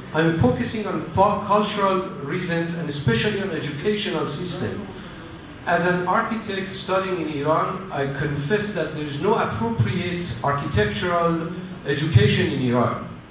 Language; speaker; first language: English; non-native, fluent; Persian